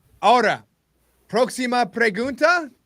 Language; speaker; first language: Spanish; non-native, learner; English